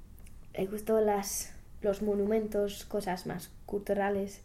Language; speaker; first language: Spanish; non-native, learner; English